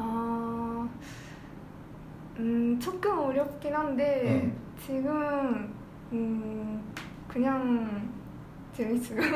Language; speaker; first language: Korean; non-native, learner; Japanese